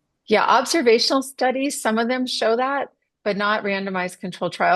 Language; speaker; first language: English; native; English